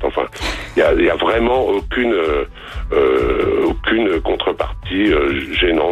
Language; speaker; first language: French; native; French